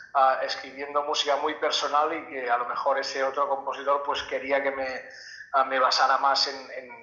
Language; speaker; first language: Spanish; native; Spanish